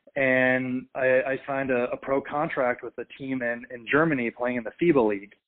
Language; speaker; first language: English; native; English